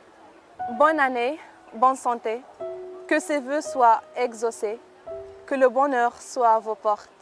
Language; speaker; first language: French; non-native, local second language; Arabic